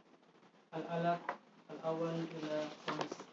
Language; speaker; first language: Arabic; non-native, learner; Indonesian